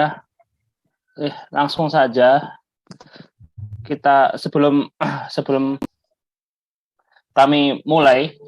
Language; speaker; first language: Indonesian; native; Indonesian